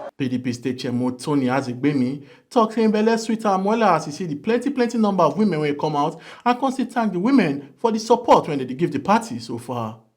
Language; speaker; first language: Nigerian Pidgin; native; Nigerian Pidgin